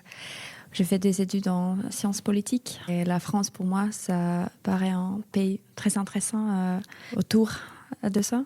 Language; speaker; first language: French; non-native, fluent; Finnish